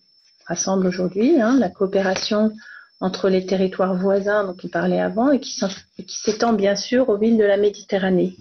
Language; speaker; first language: French; native; French